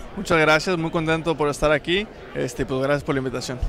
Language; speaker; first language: Spanish; native; Spanish